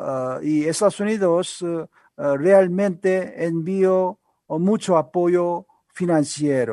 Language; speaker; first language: Spanish; non-native, learner; Korean